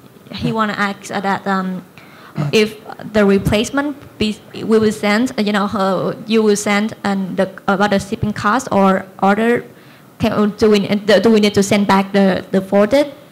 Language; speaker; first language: English; non-native, fluent; Vietnamese